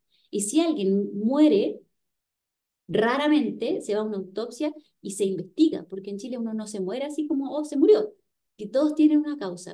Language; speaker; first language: Spanish; native; Spanish